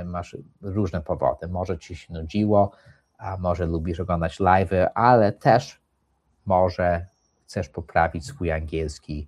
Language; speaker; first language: Polish; early bilingual, heritage; English